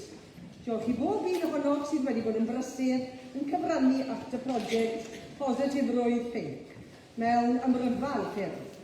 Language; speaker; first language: Welsh; native; Welsh